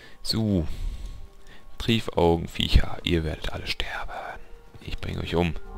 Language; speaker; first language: German; native; German